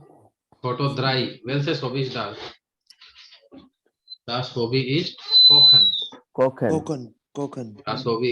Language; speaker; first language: German; non-native, fluent; Hindi